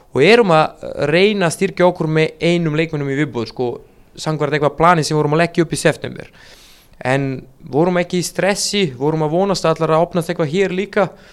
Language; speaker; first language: Icelandic; non-native, fluent; Serbian